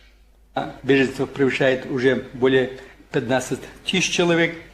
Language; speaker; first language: Russian; non-native, local second language; Tajik